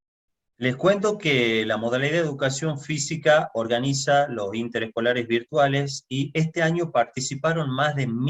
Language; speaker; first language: Spanish; native; Spanish